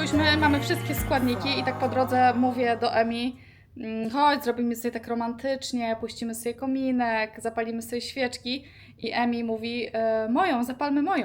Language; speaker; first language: Polish; native; Polish